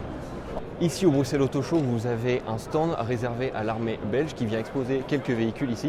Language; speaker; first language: French; native; French